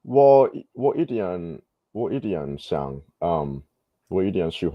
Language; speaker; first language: Chinese; non-native, learner; English